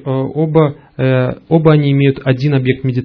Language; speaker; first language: Russian; native; Russian